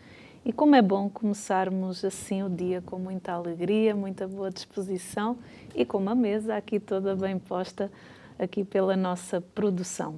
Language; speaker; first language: Portuguese; native; Portuguese